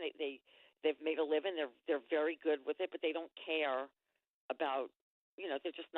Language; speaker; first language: English; native; English